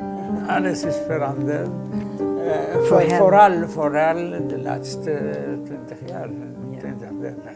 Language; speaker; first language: Dutch; non-native, learner; Hebrew